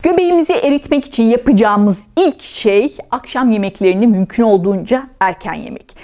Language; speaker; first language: Turkish; native; Turkish